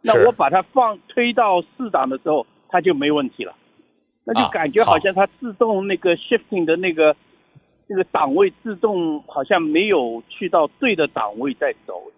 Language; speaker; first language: Chinese; native; Chinese